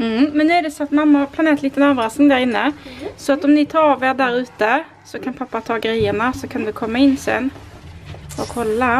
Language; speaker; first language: Swedish; native; Swedish